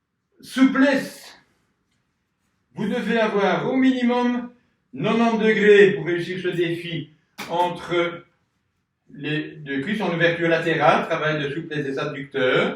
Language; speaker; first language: French; native; French